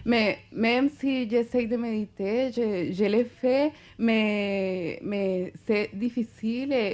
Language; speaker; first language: French; non-native, fluent; Spanish